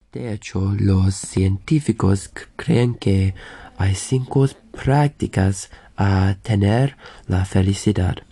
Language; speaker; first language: Spanish; non-native, learner; English